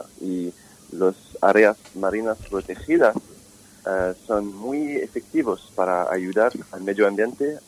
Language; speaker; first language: Spanish; non-native, fluent; French